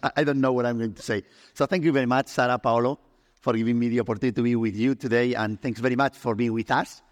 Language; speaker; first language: English; non-native, fluent; Spanish